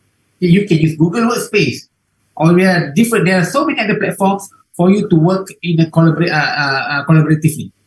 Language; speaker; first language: English; non-native, fluent; Malay